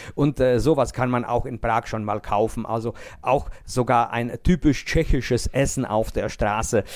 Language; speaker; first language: German; non-native, fluent; Czech